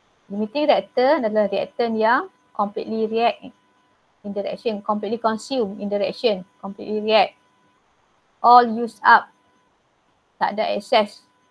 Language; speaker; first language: English; non-native, local second language; Malay